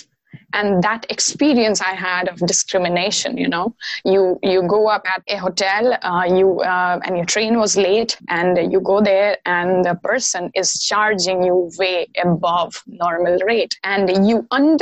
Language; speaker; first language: English; non-native, local second language; Maithili